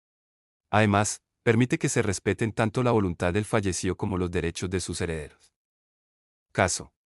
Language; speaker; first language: Spanish; native; Spanish